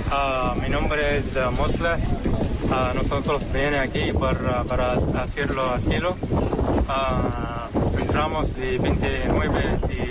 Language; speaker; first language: Spanish; non-native, learner; Arabic